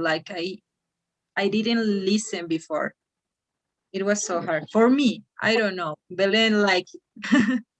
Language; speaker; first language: English; non-native, fluent; Spanish